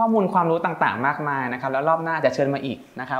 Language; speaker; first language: Thai; native; Thai